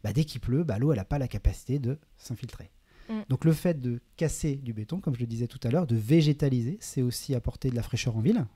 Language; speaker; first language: French; native; French